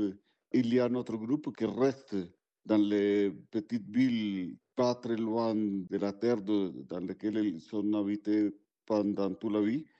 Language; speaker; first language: French; non-native, fluent; Spanish